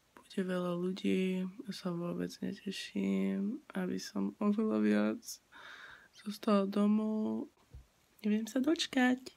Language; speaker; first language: Slovak; early bilingual, heritage; Slovak